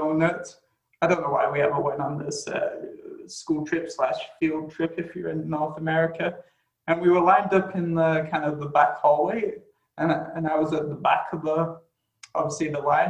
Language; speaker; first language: English; native; English